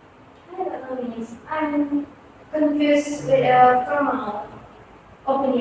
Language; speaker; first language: English; non-native, learner; Indonesian